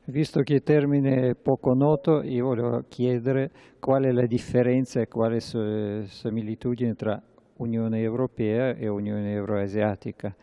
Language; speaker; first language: Italian; non-native, fluent; Russian